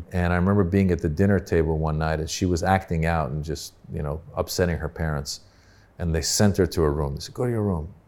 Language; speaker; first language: English; early bilingual, other home language; Persian